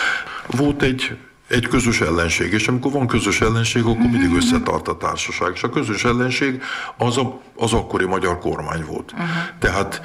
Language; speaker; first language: Hungarian; early bilingual, heritage; Hungarian